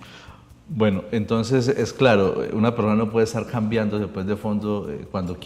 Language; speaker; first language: Spanish; native; Spanish